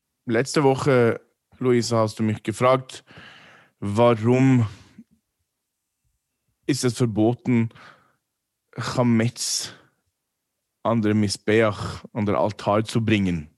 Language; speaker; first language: German; non-native, fluent; English